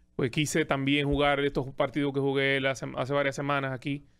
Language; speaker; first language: Spanish; native; Spanish